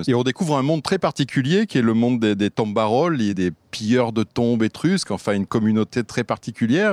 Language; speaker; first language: French; native; French